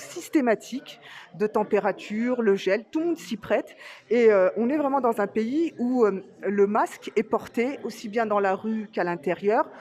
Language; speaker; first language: French; native; French